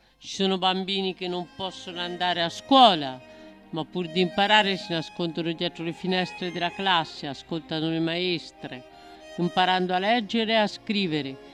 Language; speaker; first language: Italian; native; Italian